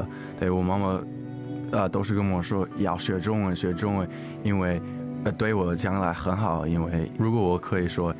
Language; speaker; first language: Chinese; early bilingual, heritage; English